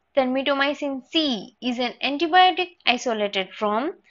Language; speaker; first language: English; non-native, local second language; Gujarati